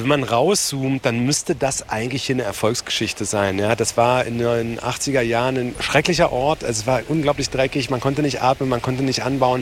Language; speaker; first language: German; native; German